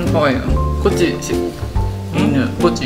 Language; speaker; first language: Japanese; native; Japanese